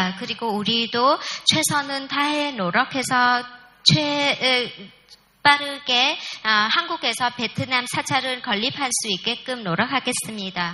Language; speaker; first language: Korean; non-native, fluent; Vietnamese